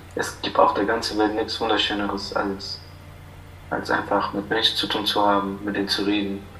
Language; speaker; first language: German; non-native, fluent; Arabic